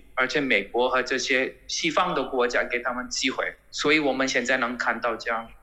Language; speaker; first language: Chinese; non-native, fluent; Gujarati